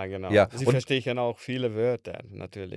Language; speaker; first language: German; non-native, learner; Hungarian